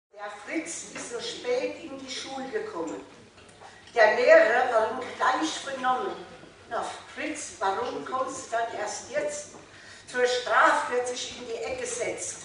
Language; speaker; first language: German; native; German